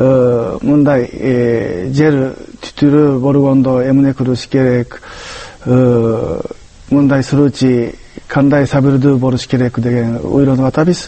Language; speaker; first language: Kyrgyz; non-native, fluent; Japanese